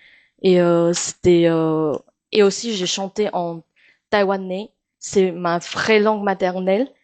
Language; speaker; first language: French; non-native, fluent; Min Nan Chinese